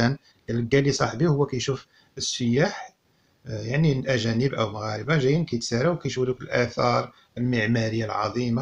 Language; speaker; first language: Arabic; native; Arabic